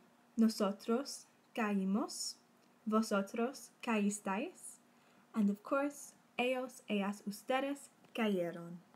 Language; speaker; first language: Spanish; non-native, learner; English